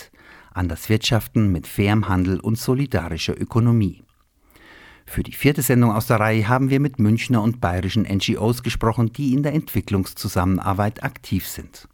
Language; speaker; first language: German; native; German